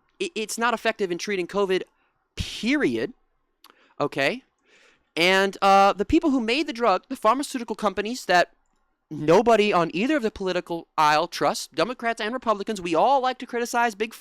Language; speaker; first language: English; native; English